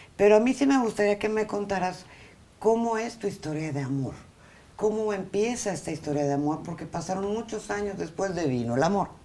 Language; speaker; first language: Spanish; native; Spanish